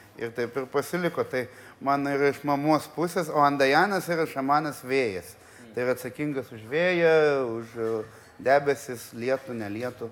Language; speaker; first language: Lithuanian; early bilingual, other home language; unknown